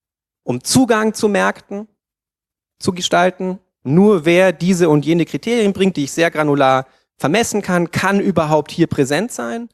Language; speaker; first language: German; native; German